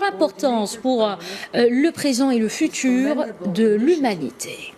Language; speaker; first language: French; non-native, local second language; Arabic